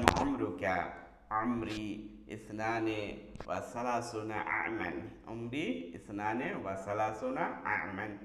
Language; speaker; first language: Arabic; non-native, fluent; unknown